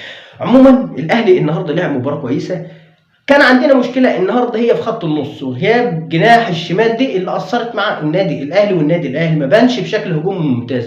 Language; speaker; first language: Arabic; native; Arabic